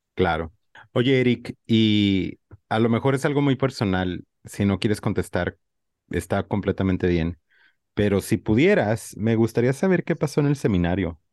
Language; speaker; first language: Spanish; native; Spanish